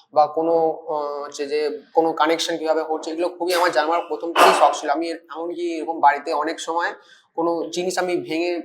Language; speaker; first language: Bangla; native; Bangla